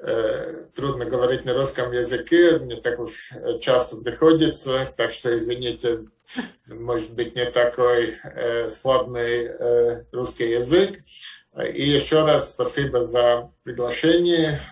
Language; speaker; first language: Russian; non-native, fluent; Latvian